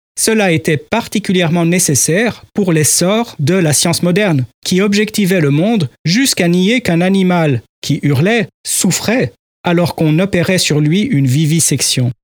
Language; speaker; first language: French; native; French